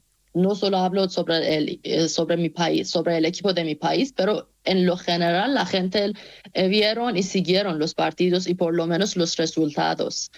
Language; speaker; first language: Spanish; non-native, fluent; Persian